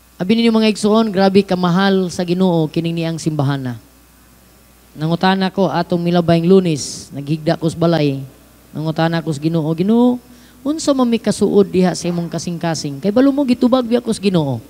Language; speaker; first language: Cebuano; native; Cebuano